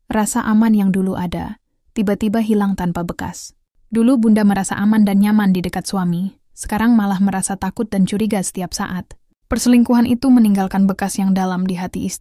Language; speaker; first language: Indonesian; native; Indonesian